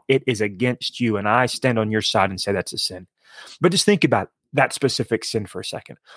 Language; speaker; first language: English; native; English